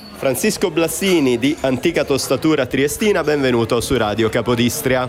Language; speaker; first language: Italian; native; Italian